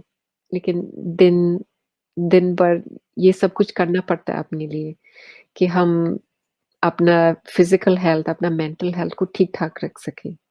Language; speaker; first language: Hindi; early bilingual, heritage; English